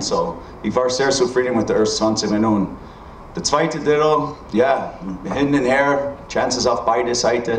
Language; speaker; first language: German; non-native, learner; English